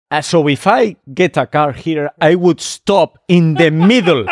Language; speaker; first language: English; non-native, fluent; Spanish